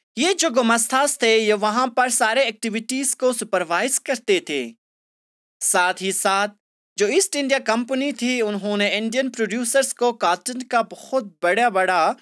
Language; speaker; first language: Hindi; non-native, local second language; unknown